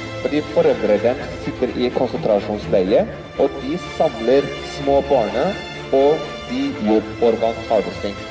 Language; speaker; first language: Norwegian; non-native, fluent; Uyghur